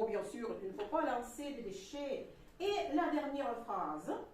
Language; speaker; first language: French; non-native, fluent; Russian